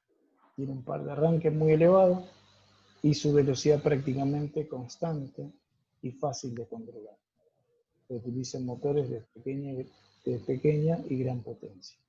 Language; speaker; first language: Spanish; native; Spanish